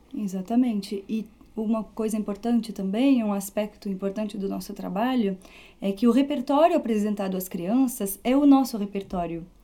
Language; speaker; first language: Portuguese; early bilingual, heritage; Portuguese